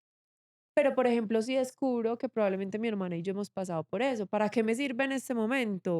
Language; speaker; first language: Spanish; native; Spanish